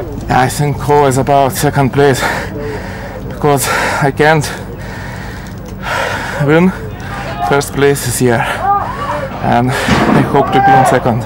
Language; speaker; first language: English; non-native, learner; Ukrainian